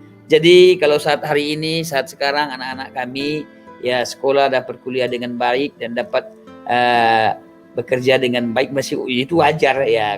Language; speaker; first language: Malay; non-native, local second language; Achinese